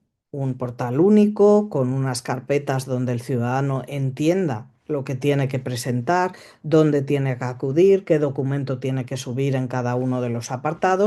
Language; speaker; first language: Spanish; native; Spanish